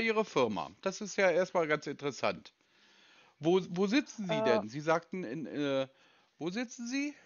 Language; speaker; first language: German; native; German